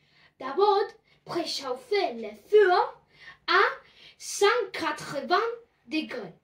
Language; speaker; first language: French; non-native, learner; Spanish